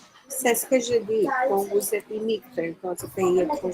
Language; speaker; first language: French; non-native, fluent; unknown